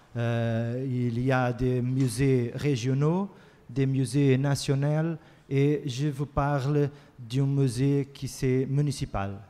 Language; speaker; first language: French; non-native, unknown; Portuguese